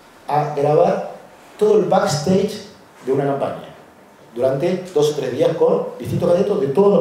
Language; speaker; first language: Spanish; native; Spanish